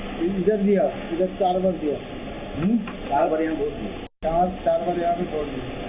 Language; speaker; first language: Hindi; non-native, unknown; Bangla